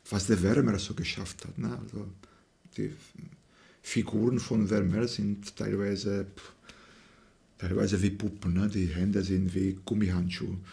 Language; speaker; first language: German; non-native, fluent; Slovak